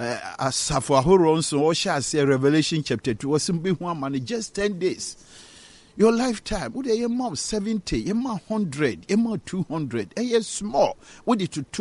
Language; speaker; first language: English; non-native, local second language; Akan